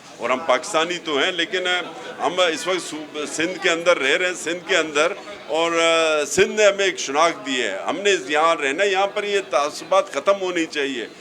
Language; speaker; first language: Urdu; non-native, local second language; Baluchi